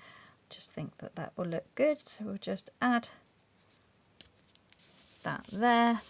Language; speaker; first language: English; native; English